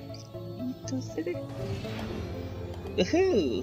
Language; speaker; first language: Japanese; non-native, learner; English